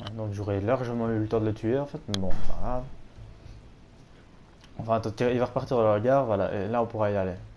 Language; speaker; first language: French; native; French